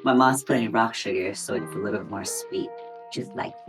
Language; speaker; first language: English; early bilingual, other home language; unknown